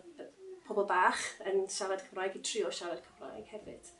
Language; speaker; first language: Welsh; non-native, learner; English